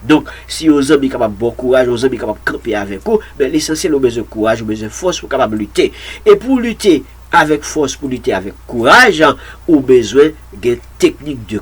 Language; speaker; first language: French; non-native, local second language; Haitian Creole